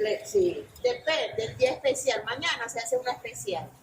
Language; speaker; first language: Spanish; native; Spanish